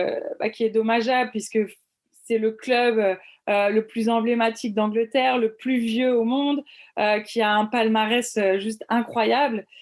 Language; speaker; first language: French; native; French